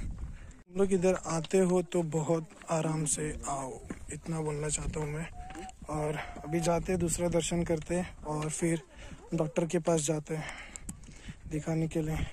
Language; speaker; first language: Hindi; native; Hindi